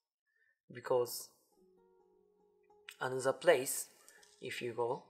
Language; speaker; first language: English; non-native, learner; Japanese